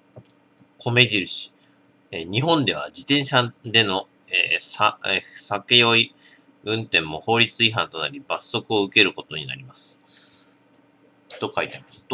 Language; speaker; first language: Japanese; native; Japanese